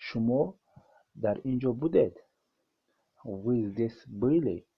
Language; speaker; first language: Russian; non-native, learner; Tajik